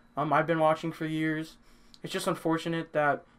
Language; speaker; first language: English; native; English